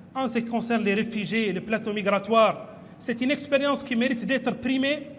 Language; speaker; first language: French; non-native, local second language; Arabic